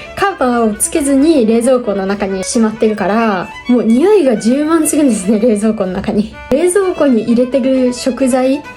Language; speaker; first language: Japanese; native; Japanese